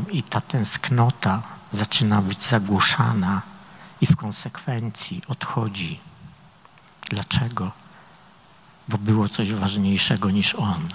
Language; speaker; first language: Polish; native; Polish